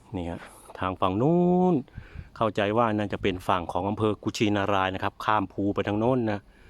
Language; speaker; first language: Thai; native; Thai